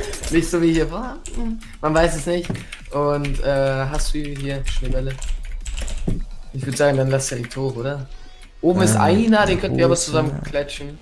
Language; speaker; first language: German; native; German